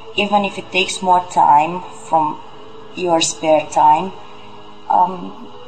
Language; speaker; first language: English; non-native, fluent; Romanian